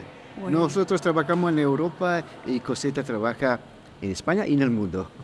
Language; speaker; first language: Spanish; non-native, fluent; Italian